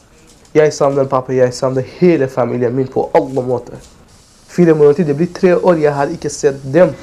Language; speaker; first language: Norwegian; non-native, learner; Kurdish